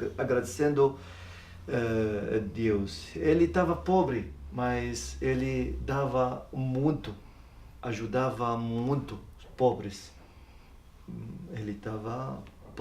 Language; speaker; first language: Portuguese; non-native, learner; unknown